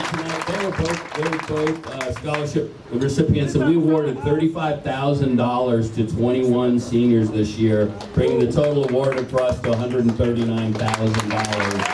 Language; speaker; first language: English; native; English